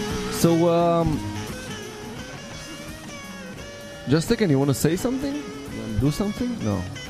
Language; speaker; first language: English; non-native, fluent; Hebrew